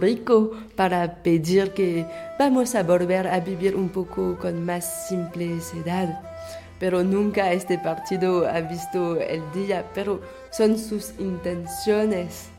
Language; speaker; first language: Spanish; non-native, learner; French